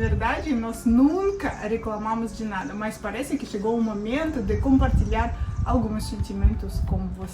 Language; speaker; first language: Portuguese; non-native, fluent; Russian